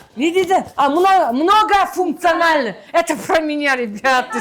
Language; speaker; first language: Russian; non-native, local second language; Kazakh